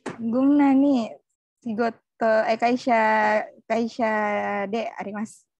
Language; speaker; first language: Japanese; non-native, learner; Indonesian